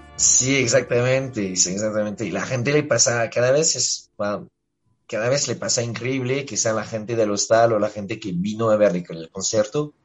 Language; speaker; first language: Spanish; non-native, fluent; French